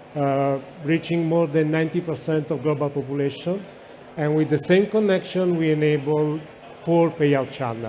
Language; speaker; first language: English; non-native, fluent; Italian